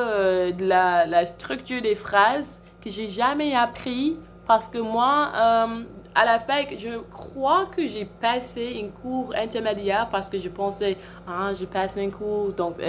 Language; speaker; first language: French; non-native, fluent; English